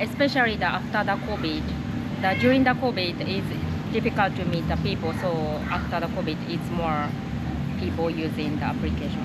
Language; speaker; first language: English; non-native, learner; Japanese